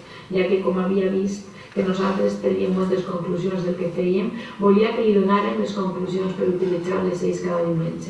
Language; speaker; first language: Catalan; native; Catalan